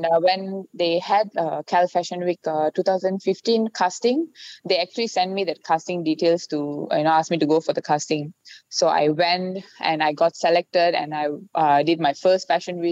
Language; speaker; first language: English; non-native, local second language; Tamil